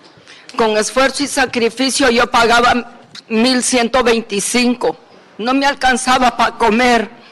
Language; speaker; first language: Spanish; native; Spanish